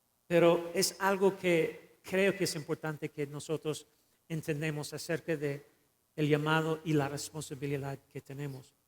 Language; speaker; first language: Spanish; non-native, fluent; English